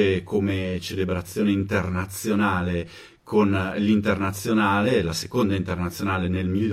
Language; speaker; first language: Italian; native; Italian